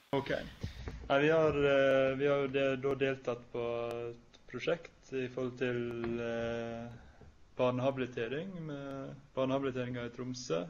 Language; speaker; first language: Norwegian; native; Norwegian